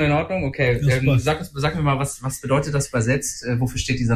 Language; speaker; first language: German; native; German